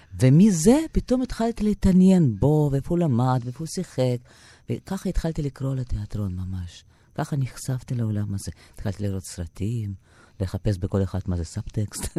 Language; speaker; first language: Hebrew; non-native, fluent; Russian